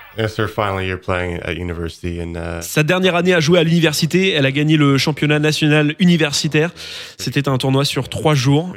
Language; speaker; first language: French; non-native, local second language; English